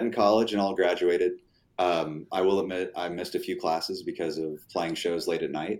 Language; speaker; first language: English; native; English